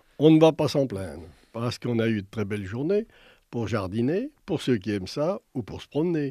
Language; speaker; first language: French; native; French